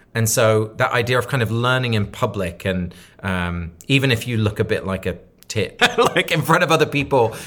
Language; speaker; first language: English; native; English